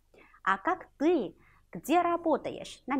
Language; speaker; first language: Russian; non-native, fluent; Chinese